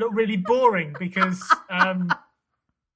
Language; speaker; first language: English; native; English